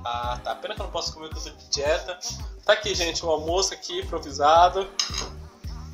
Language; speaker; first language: Portuguese; native; Portuguese